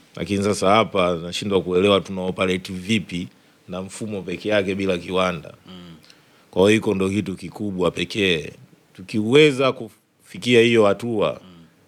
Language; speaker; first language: Swahili; native; Swahili